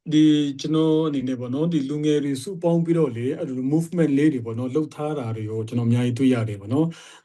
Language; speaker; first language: Burmese; non-native, local second language; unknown